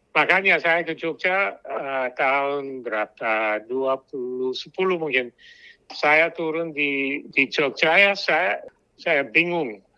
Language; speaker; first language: Indonesian; non-native, fluent; English